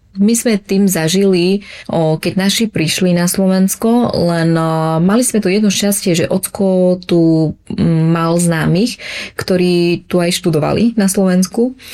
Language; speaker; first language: Slovak; early bilingual, other home language; Vietnamese